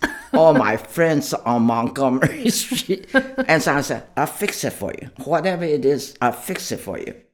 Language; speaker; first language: English; non-native, fluent; Chinese